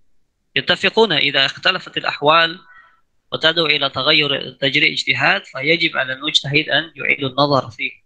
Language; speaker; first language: Arabic; non-native, fluent; Indonesian